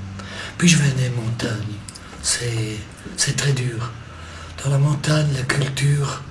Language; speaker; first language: French; non-native, local second language; German